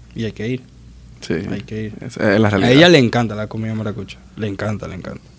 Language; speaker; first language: Spanish; native; Spanish